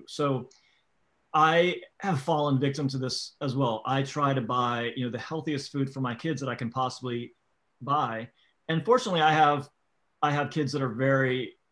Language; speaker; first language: English; native; English